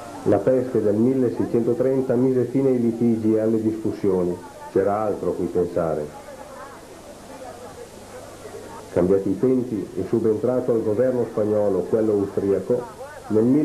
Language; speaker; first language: Italian; native; Italian